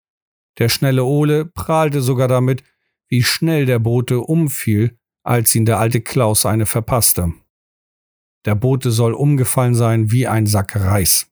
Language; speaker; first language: German; native; German